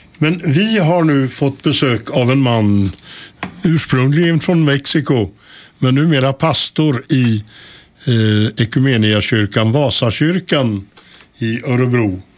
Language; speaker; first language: Swedish; native; Swedish